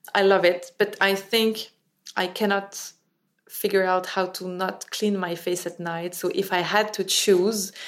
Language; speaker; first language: English; non-native, fluent; French